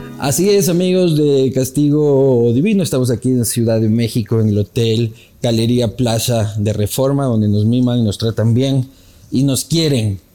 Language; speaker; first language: Spanish; native; Spanish